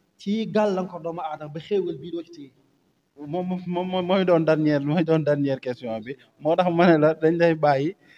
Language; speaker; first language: Wolof; native; Wolof